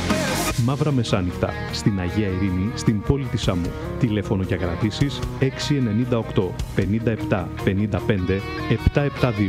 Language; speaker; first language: Greek; native; Greek